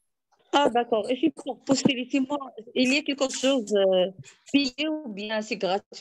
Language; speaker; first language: French; non-native, learner; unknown